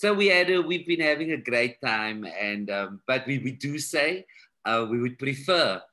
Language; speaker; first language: English; early bilingual, other home language; Afrikaans